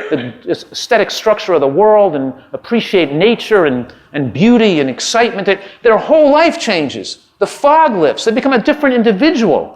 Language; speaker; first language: English; native; English